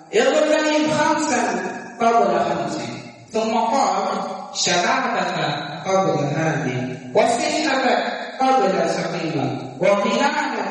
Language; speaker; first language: Arabic; non-native, learner; Tamil